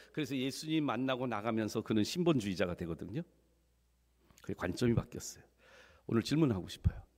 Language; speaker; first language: Korean; early bilingual, heritage; Korean